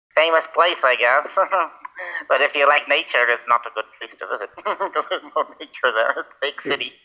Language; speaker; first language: English; native; English